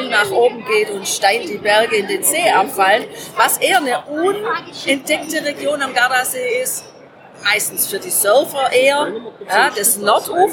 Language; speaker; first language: German; native; German